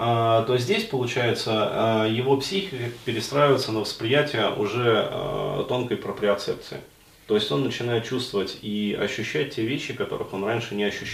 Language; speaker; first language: Russian; native; Russian